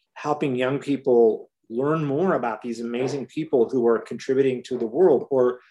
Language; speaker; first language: English; native; English